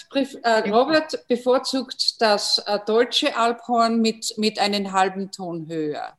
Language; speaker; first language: German; non-native, fluent; English